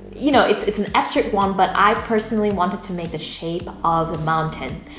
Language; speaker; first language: English; non-native, fluent; Russian